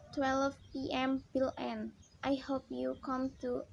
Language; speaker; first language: English; non-native, learner; Indonesian